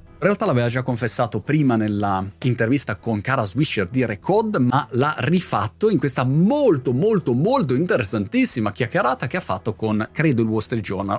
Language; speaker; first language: Italian; native; Italian